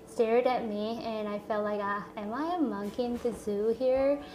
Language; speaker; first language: English; non-native, fluent; Korean